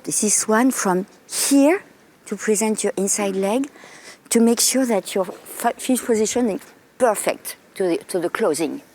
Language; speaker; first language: English; non-native, fluent; French